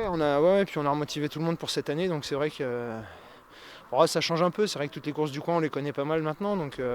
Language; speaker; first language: French; native; French